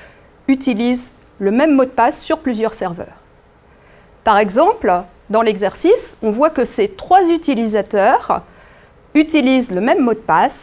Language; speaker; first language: French; native; French